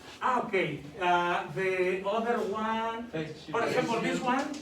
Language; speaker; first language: English; non-native, learner; Spanish